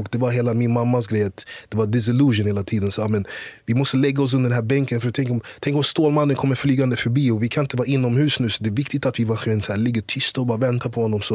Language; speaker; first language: Swedish; early bilingual, other home language; English